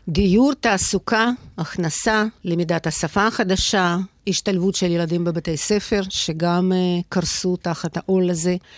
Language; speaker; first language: Hebrew; non-native, fluent; Russian